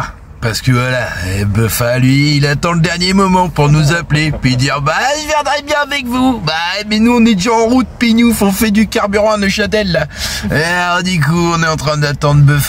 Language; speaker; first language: French; native; French